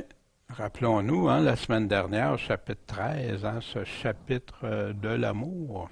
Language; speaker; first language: French; native; French